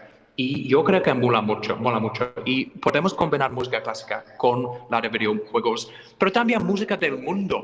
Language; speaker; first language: Spanish; non-native, fluent; English